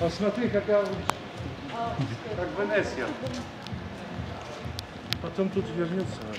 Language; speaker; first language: Russian; non-native, learner; Polish